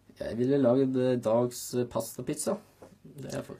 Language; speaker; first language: Norwegian; native; Norwegian